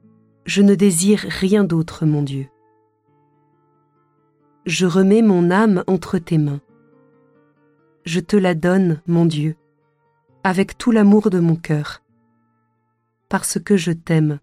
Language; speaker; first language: French; native; French